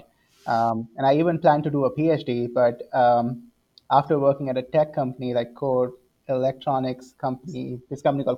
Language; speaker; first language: English; non-native, local second language; Hindi